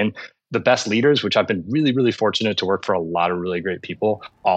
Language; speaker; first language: English; native; English